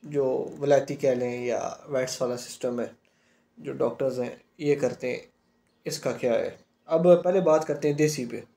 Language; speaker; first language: Urdu; non-native, local second language; Punjabi